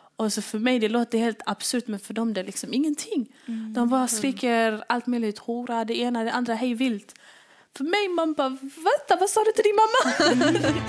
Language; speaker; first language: Swedish; early bilingual, other home language; Somali